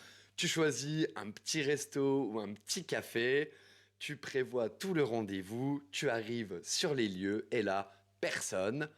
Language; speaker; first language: French; native; French